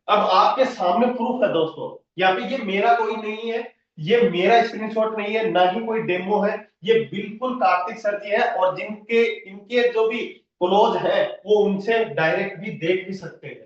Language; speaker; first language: Hindi; native; Hindi